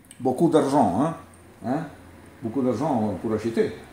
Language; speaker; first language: French; non-native, learner; Italian